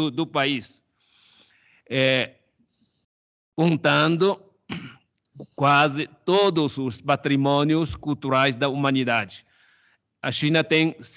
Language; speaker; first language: Portuguese; non-native, fluent; Chinese